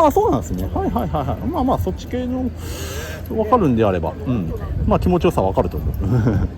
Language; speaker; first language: Japanese; native; Japanese